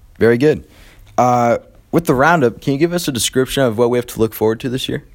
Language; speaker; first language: English; native; English